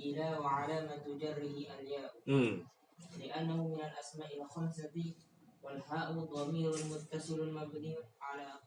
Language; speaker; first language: Arabic; non-native, learner; Indonesian